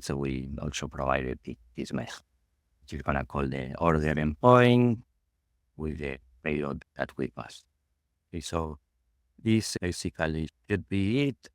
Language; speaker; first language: English; non-native, fluent; Spanish